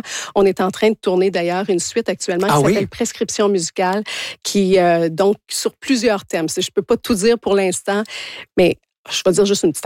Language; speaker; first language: French; native; French